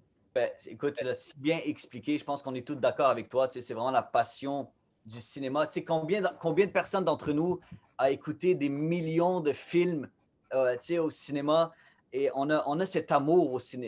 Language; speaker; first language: French; native; French